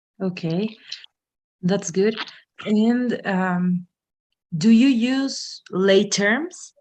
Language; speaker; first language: English; non-native, fluent; Spanish